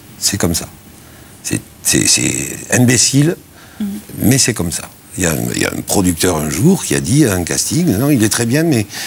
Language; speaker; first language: French; native; French